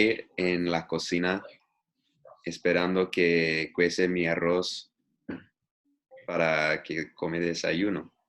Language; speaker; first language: Spanish; non-native, learner; English